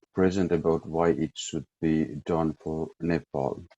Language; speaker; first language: English; non-native, local second language; Nepali